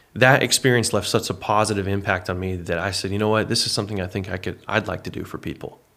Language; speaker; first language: English; native; English